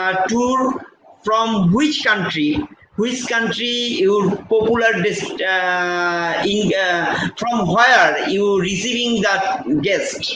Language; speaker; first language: English; non-native, local second language; Bangla